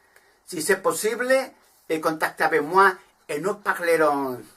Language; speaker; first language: French; non-native, learner; Spanish